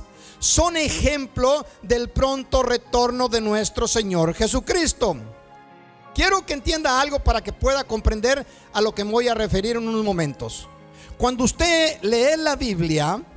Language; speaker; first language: Spanish; native; Spanish